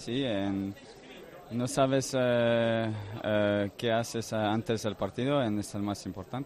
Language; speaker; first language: Spanish; non-native, learner; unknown